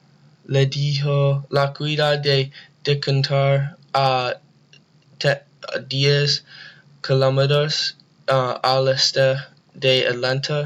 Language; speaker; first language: Spanish; non-native, learner; English